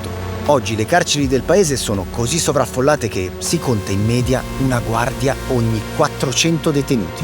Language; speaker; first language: Italian; native; Italian